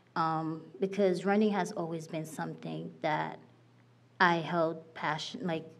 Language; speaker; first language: English; non-native, fluent; Haitian Creole